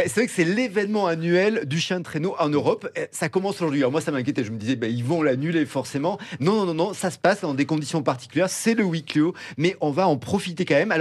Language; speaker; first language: French; native; French